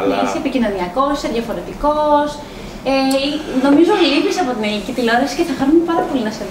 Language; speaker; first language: Greek; native; Greek